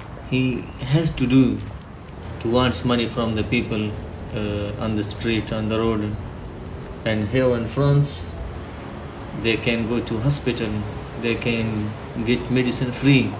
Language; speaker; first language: English; non-native, learner; Pashto